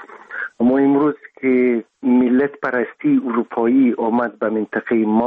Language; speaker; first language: Persian; non-native, local second language; Russian